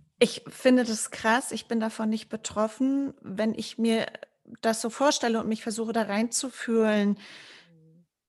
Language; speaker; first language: German; native; German